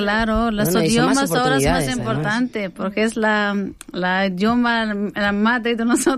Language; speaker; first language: Spanish; non-native, learner; Arabic